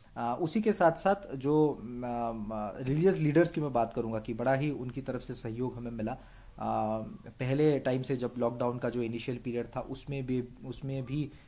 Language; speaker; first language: Hindi; non-native, local second language; Marathi